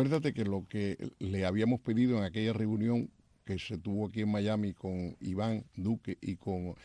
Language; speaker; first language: Spanish; native; Spanish